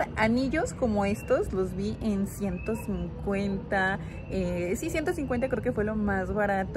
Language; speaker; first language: Spanish; native; Spanish